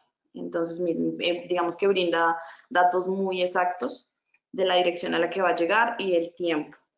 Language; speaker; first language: Spanish; native; Spanish